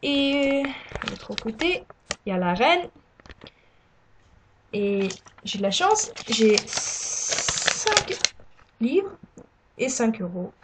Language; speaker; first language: French; non-native, learner; English